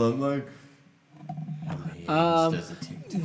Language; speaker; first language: English; native; English